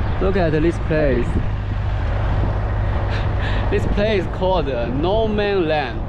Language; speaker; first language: English; non-native, fluent; Chinese